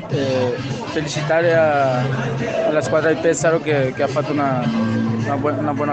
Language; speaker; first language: Italian; non-native, fluent; Spanish